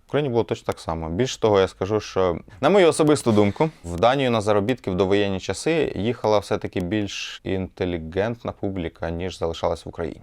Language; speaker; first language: Ukrainian; native; Ukrainian